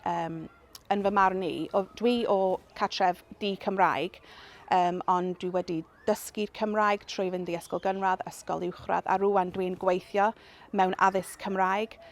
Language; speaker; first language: Welsh; non-native, local second language; English